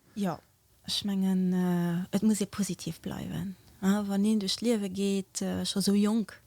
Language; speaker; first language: Luxembourgish; early bilingual, other home language; Portuguese